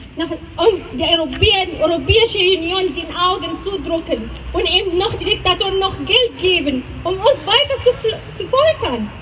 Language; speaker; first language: German; non-native, fluent; Arabic